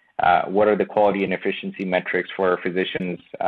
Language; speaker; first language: English; non-native, local second language; Bangla